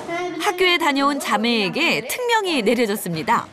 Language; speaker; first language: Korean; native; Korean